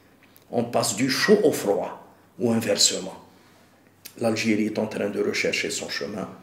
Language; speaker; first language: French; non-native, local second language; Arabic